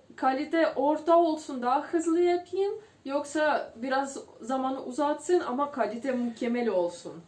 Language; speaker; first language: Turkish; non-native, fluent; Russian